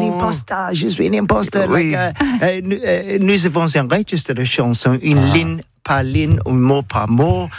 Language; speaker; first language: French; non-native, learner; English